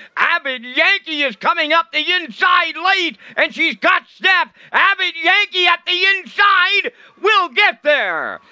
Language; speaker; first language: English; native; English